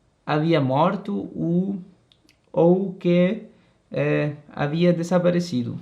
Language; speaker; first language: Portuguese; non-native, learner; Spanish